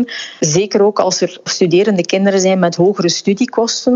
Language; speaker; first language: Dutch; native; Dutch